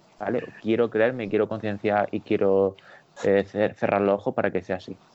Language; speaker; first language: Spanish; native; Spanish